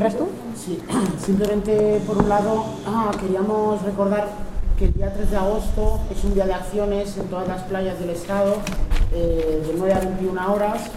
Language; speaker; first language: Spanish; native; Spanish